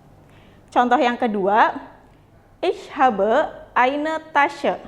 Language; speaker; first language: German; non-native, fluent; Indonesian